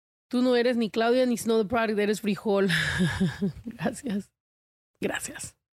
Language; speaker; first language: Spanish; early bilingual, heritage; Spanish